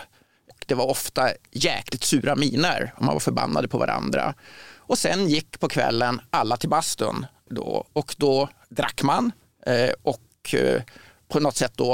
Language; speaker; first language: Swedish; native; Swedish